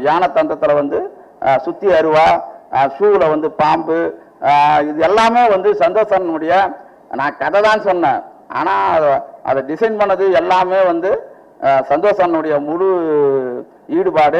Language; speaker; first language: Tamil; native; Tamil